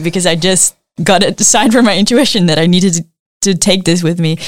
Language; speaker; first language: English; early bilingual, other home language; Dutch